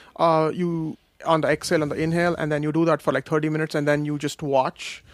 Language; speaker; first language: English; non-native, local second language; Kashmiri